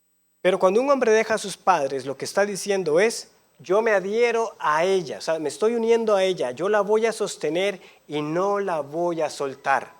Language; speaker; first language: Spanish; native; Spanish